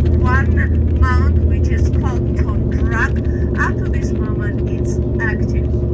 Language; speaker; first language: English; non-native, fluent; Armenian